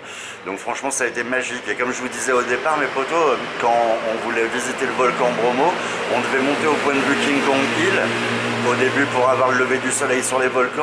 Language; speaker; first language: French; native; French